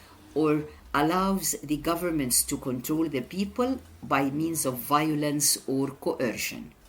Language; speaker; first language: English; non-native, fluent; Arabic